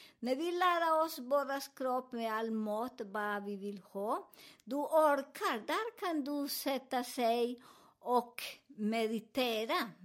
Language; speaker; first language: Swedish; non-native, fluent; Spanish